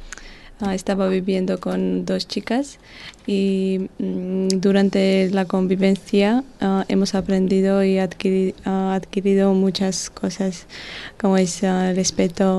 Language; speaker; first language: Spanish; non-native, learner; Georgian